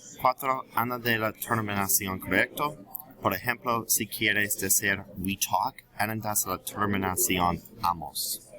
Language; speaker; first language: Spanish; non-native, learner; English